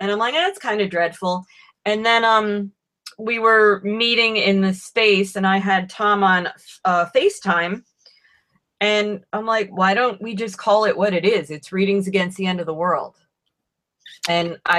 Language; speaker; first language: English; native; English